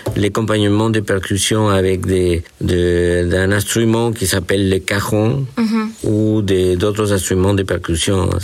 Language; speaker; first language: French; non-native, fluent; Spanish